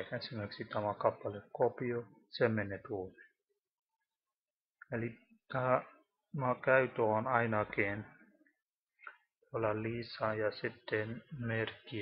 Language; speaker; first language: Finnish; non-native, learner; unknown